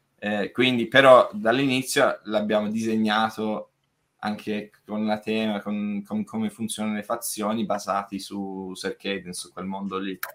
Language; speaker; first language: Italian; non-native, fluent; English